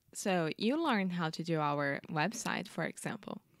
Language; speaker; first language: English; non-native, fluent; Portuguese